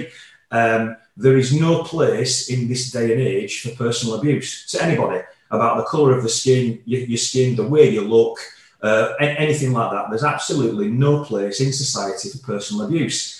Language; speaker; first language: English; native; English